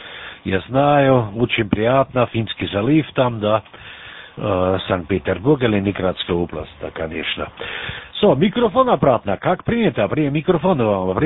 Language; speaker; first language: Russian; non-native, learner; German